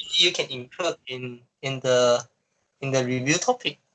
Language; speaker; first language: English; non-native, local second language; Chinese